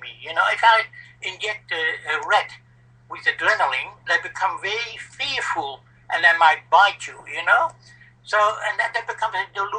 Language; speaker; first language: English; non-native, fluent; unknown